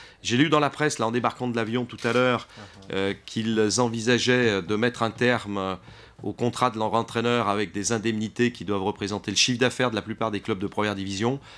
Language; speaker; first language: French; native; French